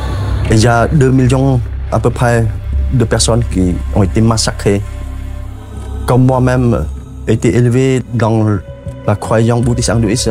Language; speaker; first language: French; non-native, fluent; Khmer